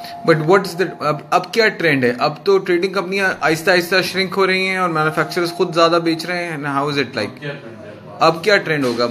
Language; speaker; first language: Urdu; native; Urdu